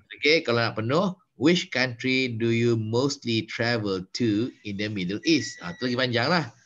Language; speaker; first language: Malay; native; Malay